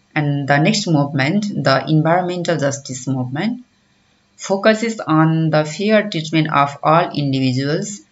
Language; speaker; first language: English; non-native, local second language; Nepali